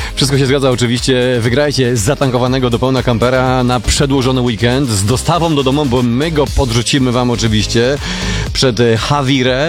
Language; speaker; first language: Polish; native; Polish